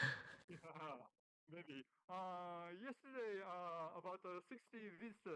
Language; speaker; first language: English; non-native, learner; Japanese